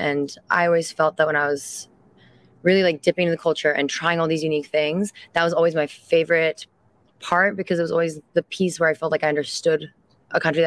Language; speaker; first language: English; early bilingual, other home language; French